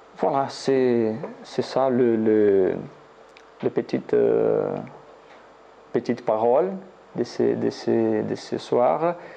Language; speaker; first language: French; non-native, learner; Portuguese